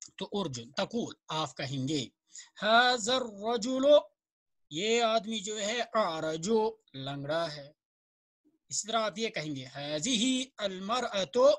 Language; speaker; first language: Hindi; non-native, local second language; Kashmiri